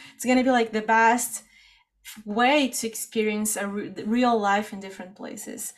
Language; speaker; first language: English; non-native, fluent; Portuguese